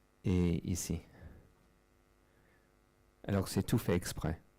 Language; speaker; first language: French; non-native, fluent; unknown